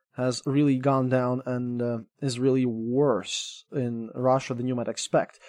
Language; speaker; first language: English; non-native, fluent; Russian